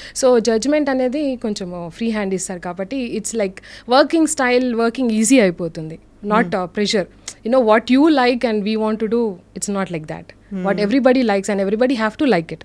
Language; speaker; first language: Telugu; non-native, local second language; Urdu